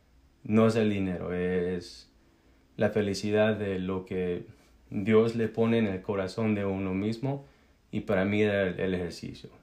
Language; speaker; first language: Spanish; early bilingual, heritage; Spanish